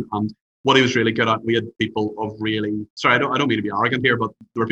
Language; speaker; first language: English; native; English